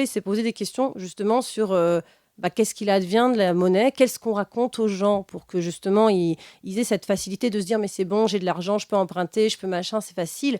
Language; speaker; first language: French; native; French